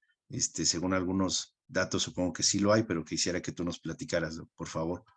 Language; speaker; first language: Spanish; native; Spanish